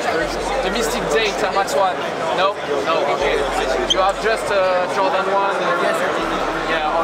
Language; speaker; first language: English; non-native, learner; French